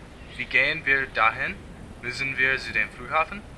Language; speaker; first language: German; non-native, learner; English